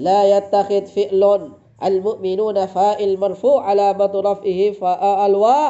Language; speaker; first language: Arabic; non-native, fluent; Indonesian